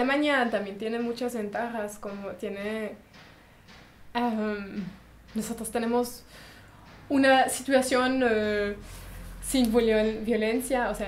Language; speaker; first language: Spanish; early bilingual, heritage; German